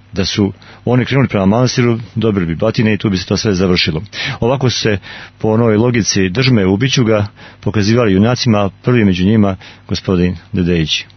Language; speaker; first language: Serbian; native; Serbian